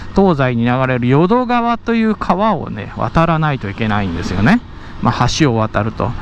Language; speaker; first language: Japanese; native; Japanese